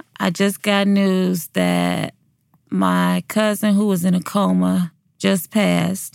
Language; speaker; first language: English; native; English